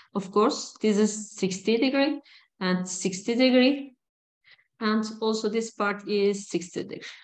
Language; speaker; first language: English; non-native, fluent; Turkish